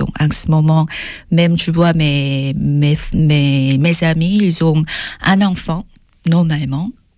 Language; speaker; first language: French; non-native, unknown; Korean